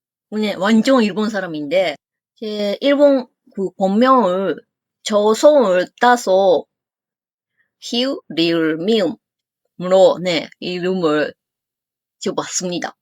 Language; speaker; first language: Korean; non-native, fluent; Japanese